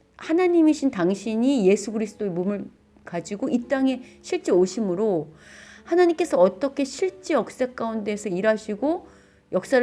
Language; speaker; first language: Korean; native; Korean